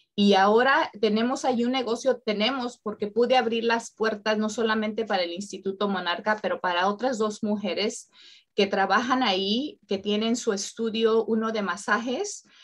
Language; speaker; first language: Spanish; native; Spanish